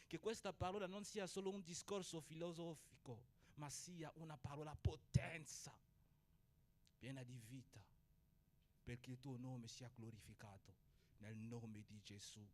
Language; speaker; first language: Italian; non-native, fluent; Portuguese